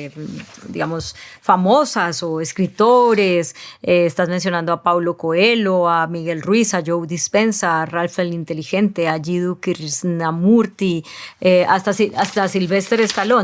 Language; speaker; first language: Spanish; native; Spanish